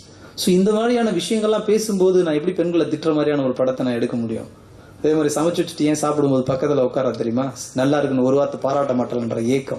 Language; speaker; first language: Tamil; native; Tamil